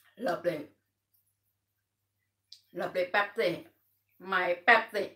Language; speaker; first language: English; non-native, learner; Thai